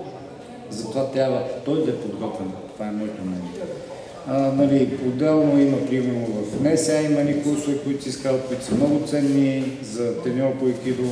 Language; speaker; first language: Bulgarian; native; Bulgarian